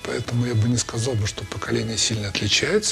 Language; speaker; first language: Russian; native; Russian